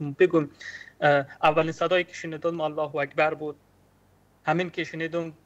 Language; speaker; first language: Persian; native; Persian